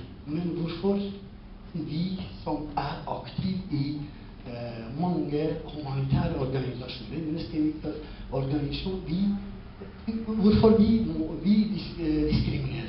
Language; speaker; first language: Norwegian; non-native, learner; Kurdish